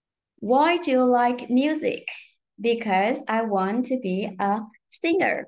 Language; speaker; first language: English; non-native, fluent; Vietnamese